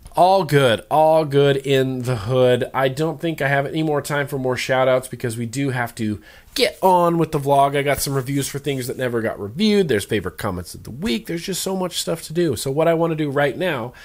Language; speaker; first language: English; native; English